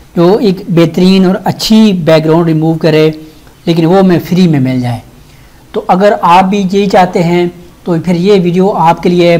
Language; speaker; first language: Urdu; native; Urdu